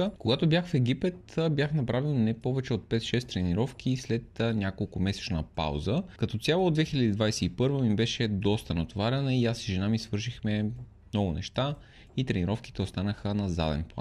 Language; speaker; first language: Bulgarian; native; Bulgarian